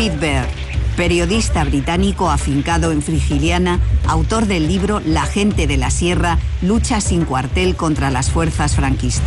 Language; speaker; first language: Spanish; native; Spanish